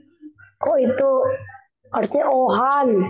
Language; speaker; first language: Indonesian; native; Indonesian